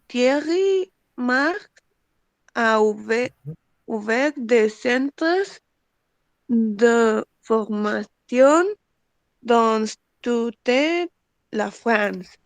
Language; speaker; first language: French; non-native, learner; Spanish